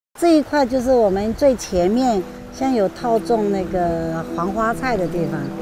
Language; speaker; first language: Chinese; non-native, local second language; Hakka Chinese